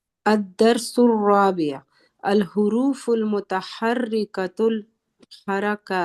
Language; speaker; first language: Arabic; non-native, learner; Urdu